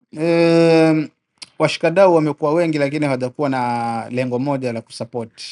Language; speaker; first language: Swahili; native; Swahili